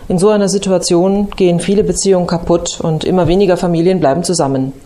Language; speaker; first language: German; native; German